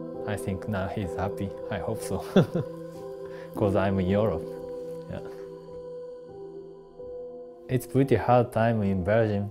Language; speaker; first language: English; non-native, learner; Japanese